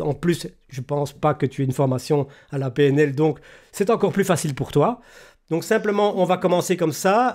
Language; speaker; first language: French; native; French